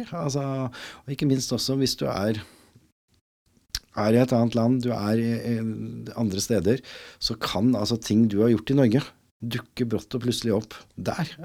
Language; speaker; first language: Norwegian; native; Norwegian